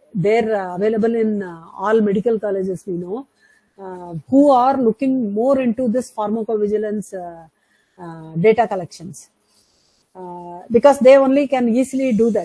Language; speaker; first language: English; non-native, local second language; Tamil